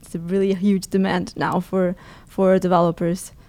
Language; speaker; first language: English; non-native, fluent; Portuguese